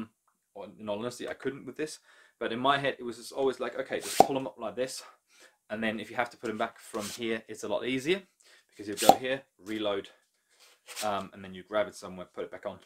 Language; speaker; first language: English; non-native, fluent; German